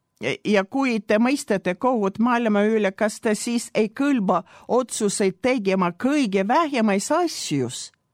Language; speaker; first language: Estonian; non-native, local second language; Russian